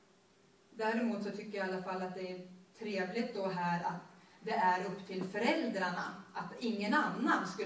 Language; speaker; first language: Swedish; native; Swedish